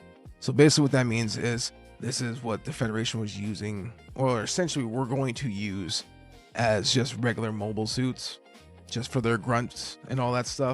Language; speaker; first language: English; native; English